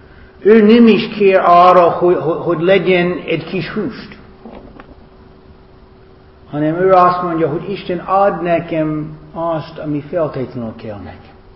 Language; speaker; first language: Hungarian; non-native, learner; English